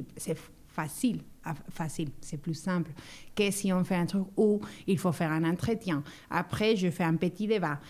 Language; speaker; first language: French; non-native, fluent; Spanish